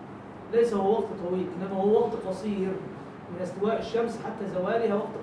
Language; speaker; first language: Arabic; native; Arabic